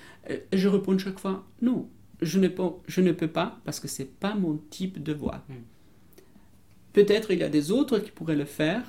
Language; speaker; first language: French; non-native, fluent; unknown